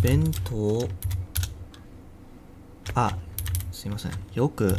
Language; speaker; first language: Japanese; non-native, learner; English